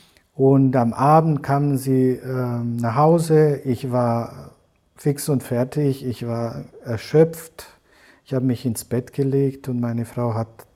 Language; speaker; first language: German; non-native, fluent; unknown